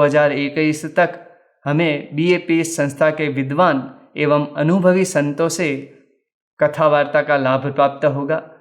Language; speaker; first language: Hindi; native; Hindi